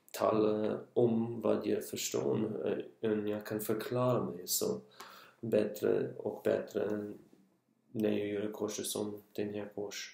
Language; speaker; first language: Swedish; non-native, learner; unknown